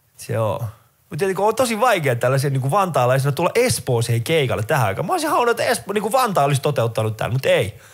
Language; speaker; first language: Finnish; early bilingual, other home language; Persian